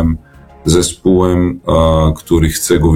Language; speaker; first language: Polish; non-native, learner; Serbian